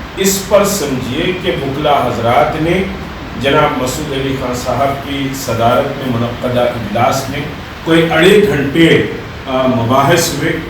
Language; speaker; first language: Urdu; native; Urdu